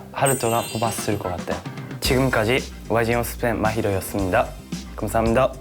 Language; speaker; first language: Korean; non-native, learner; Japanese